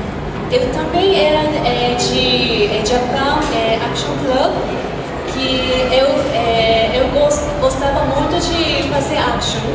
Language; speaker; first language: Portuguese; non-native, fluent; Japanese